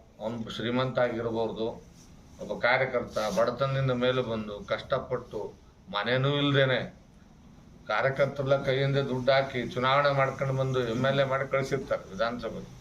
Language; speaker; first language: Kannada; native; Kannada